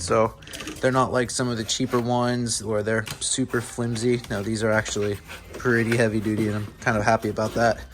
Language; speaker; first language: English; native; English